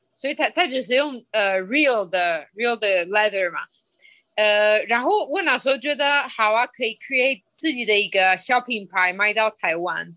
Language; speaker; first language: Chinese; non-native, fluent; Spanish